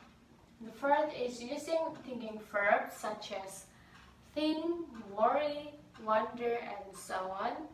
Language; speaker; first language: English; non-native, learner; Indonesian